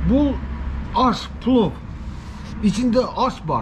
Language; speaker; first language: Turkish; non-native, learner; Kyrgyz